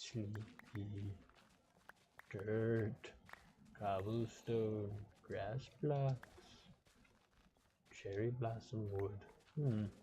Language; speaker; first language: English; native; English